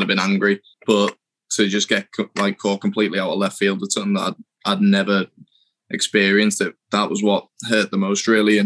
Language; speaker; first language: English; native; English